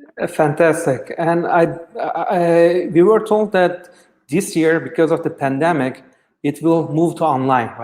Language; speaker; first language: English; non-native, fluent; Turkish